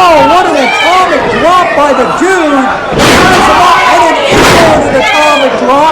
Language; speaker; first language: English; native; English